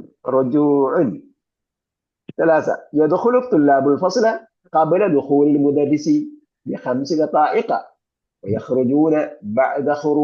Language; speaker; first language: Arabic; non-native, fluent; Malayalam